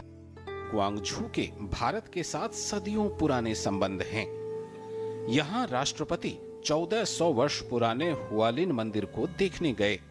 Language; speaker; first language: Hindi; native; Hindi